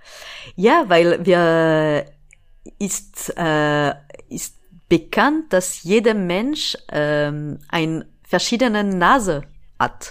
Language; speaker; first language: German; non-native, fluent; French